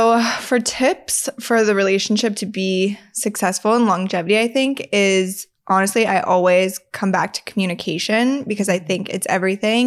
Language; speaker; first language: English; native; English